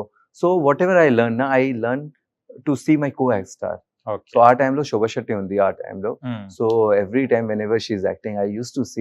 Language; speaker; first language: Telugu; non-native, local second language; Hindi